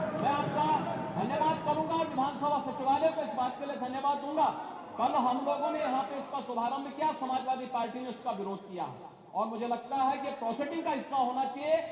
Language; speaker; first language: Hindi; native; Hindi